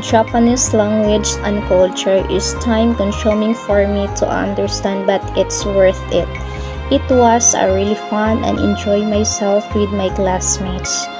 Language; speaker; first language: English; non-native, local second language; Filipino